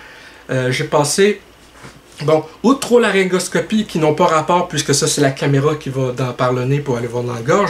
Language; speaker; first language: French; native; French